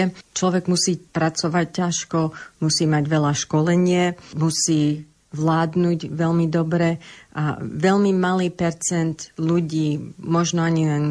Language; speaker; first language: Slovak; early bilingual, heritage; Slovak